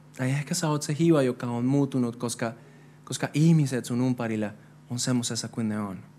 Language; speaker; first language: Finnish; non-native, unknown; Spanish